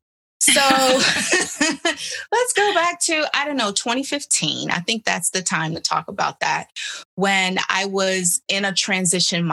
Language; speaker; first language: English; native; English